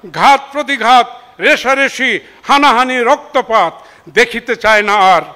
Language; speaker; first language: Bangla; non-native, local second language; Marma